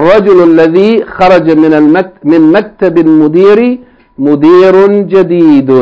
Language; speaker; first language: Arabic; non-native, fluent; English